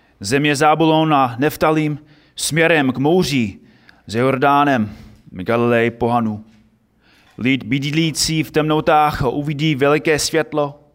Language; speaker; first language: Czech; non-native, fluent; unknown